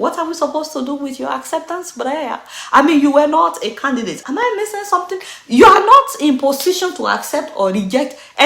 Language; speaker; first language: English; non-native, local second language; Yoruba